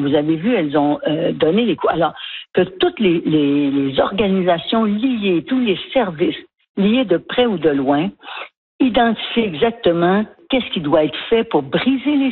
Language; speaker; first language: French; native; French